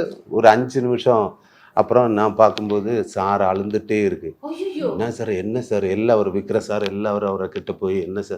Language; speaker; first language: Tamil; non-native, learner; Malayalam